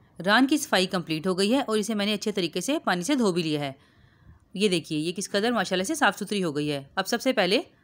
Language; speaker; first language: Urdu; native; Urdu